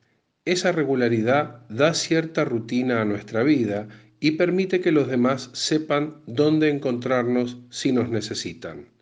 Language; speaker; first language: Spanish; native; Spanish